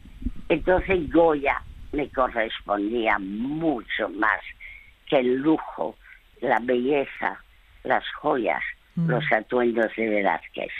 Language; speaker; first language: Spanish; early bilingual, other home language; French